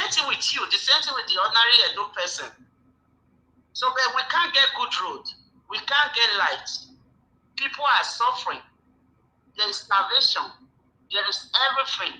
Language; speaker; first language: English; non-native, local second language; Bini